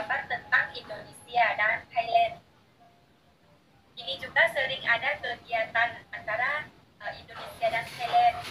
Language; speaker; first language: Indonesian; non-native, fluent; Thai